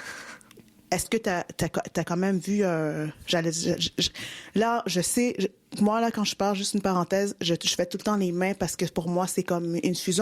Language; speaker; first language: French; native; French